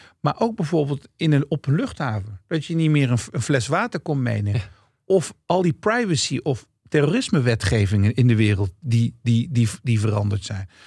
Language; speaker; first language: Dutch; early bilingual, other home language; Turkish